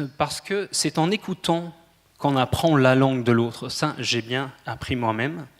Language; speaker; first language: French; non-native, fluent; German